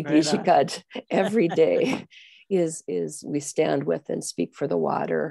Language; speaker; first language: English; native; English